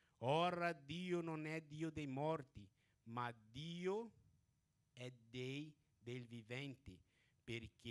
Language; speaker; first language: Italian; non-native, fluent; Portuguese